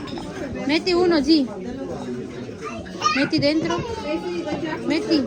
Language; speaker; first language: Italian; non-native, fluent; Filipino